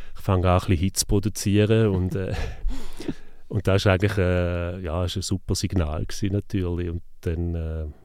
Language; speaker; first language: German; native; German